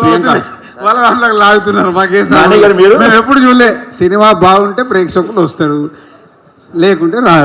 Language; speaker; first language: Telugu; native; Telugu